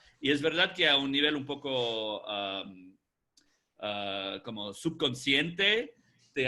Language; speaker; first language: Spanish; non-native, fluent; English